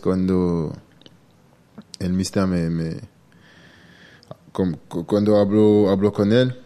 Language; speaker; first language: Spanish; non-native, learner; French